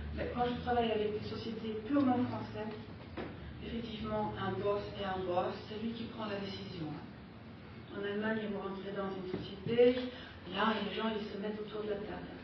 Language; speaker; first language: French; non-native, fluent; German